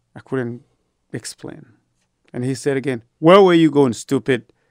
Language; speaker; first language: English; non-native, fluent; Rundi